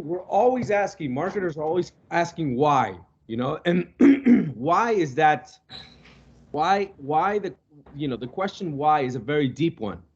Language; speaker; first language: English; non-native, local second language; Spanish